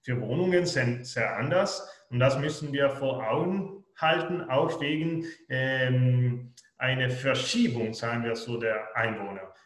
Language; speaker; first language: German; non-native, local second language; Italian